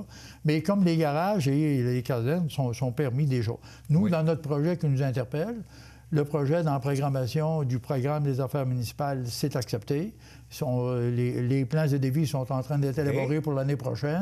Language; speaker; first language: French; native; French